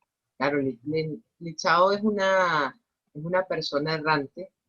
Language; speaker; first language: Spanish; native; Spanish